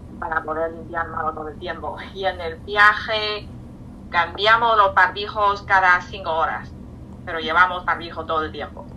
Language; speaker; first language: Spanish; non-native, fluent; Chinese